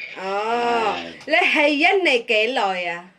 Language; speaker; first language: Cantonese; non-native, fluent; Javanese